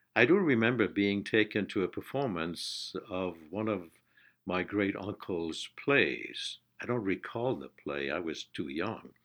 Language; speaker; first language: English; non-native, fluent; Persian